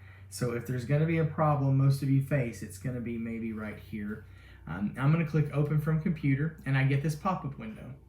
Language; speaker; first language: English; native; English